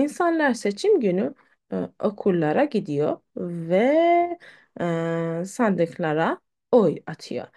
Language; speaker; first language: Turkish; non-native, fluent; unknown